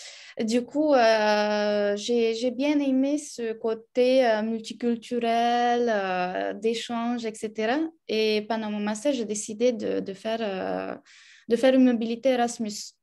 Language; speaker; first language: French; non-native, fluent; Romanian